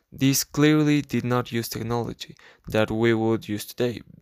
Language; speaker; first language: English; non-native, learner; Spanish